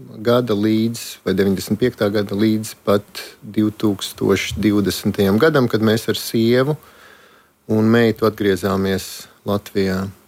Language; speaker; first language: Latvian; native; Latvian